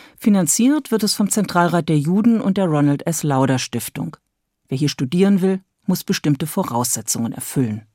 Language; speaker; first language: German; native; German